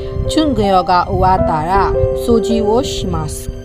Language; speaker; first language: Japanese; non-native, learner; Burmese